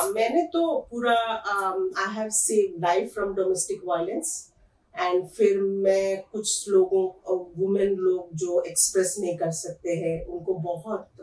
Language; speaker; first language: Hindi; non-native, local second language; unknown